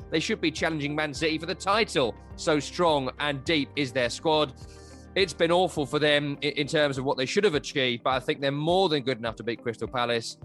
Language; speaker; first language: English; native; English